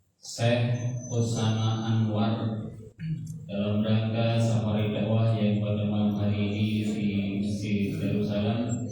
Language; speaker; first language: Indonesian; native; Indonesian